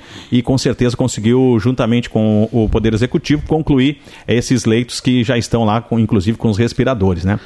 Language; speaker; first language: Portuguese; native; Portuguese